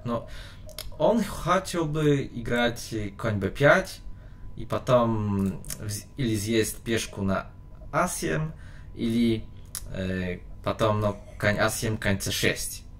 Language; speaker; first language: Russian; non-native, learner; Polish